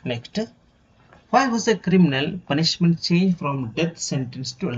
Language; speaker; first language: English; non-native, local second language; Kannada